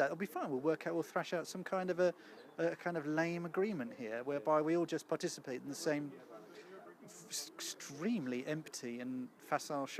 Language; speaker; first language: English; native; English